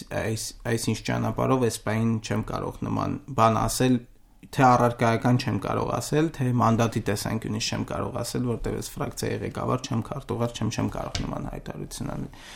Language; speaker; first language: Armenian; native; Armenian